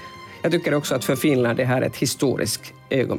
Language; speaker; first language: Swedish; non-native, local second language; Finnish